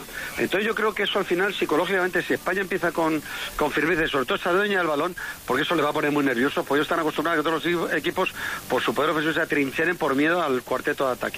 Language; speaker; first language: Spanish; native; Spanish